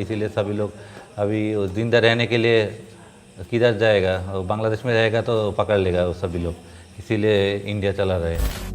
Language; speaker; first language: Hindi; non-native, local second language; Bangla